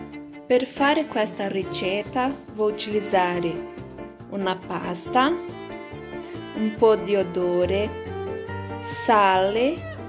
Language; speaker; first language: Italian; non-native, learner; Portuguese